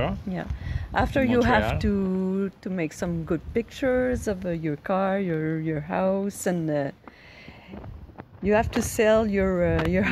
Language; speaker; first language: English; non-native, local second language; French